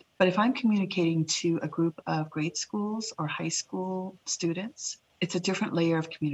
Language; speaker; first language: English; early bilingual, other home language; Lao